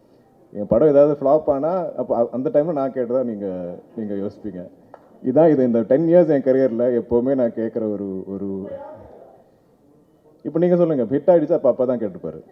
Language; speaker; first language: Tamil; non-native, local second language; Malayalam